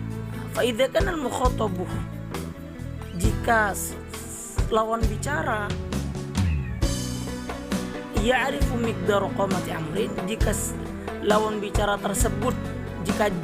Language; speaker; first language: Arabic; non-native, learner; Indonesian